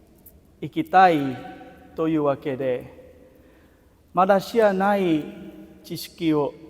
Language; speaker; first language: Japanese; non-native, fluent; Vietnamese